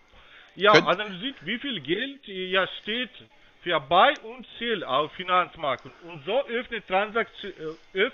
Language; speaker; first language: German; non-native, fluent; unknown